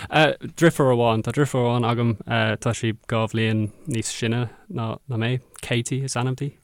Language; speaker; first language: Irish; non-native, local second language; English